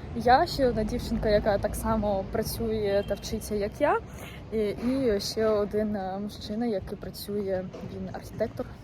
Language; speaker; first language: Ukrainian; non-native, local second language; Russian